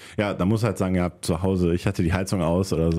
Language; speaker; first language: German; native; German